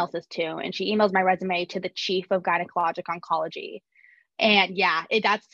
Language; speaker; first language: English; native; English